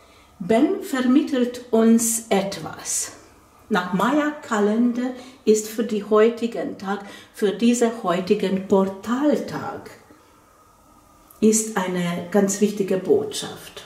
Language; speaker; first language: German; non-native, fluent; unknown